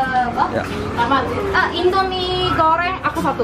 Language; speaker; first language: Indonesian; non-native, fluent; Korean